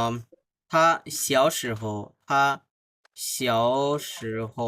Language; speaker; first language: Chinese; non-native, fluent; Bangla